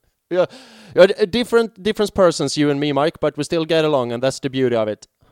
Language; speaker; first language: English; non-native, fluent; Swedish